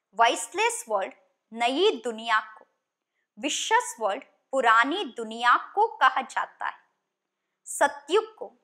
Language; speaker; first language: Hindi; non-native, local second language; Kannada